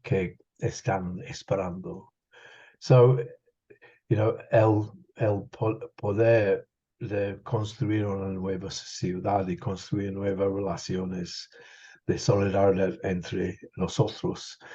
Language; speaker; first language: Spanish; non-native, fluent; English